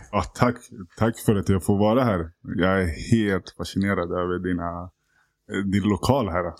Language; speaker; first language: Swedish; native; Swedish